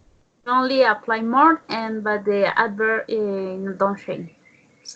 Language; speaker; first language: English; non-native, learner; Spanish